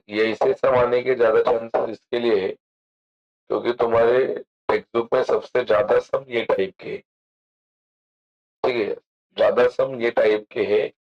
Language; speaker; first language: Hindi; non-native, local second language; Marathi